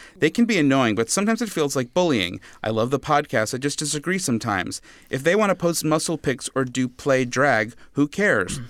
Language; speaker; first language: English; native; English